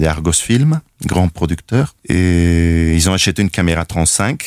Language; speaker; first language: French; non-native, fluent; Spanish